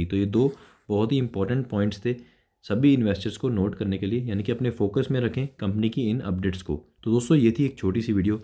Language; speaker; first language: Hindi; native; Hindi